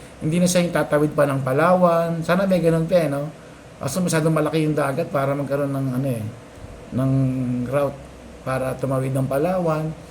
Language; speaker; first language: Filipino; native; Filipino